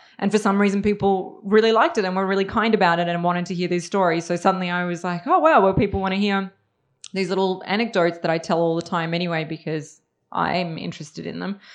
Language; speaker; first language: English; early bilingual, other home language; Serbian